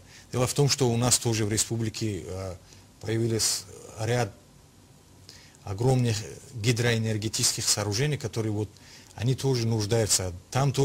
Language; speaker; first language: Russian; non-native, local second language; Tajik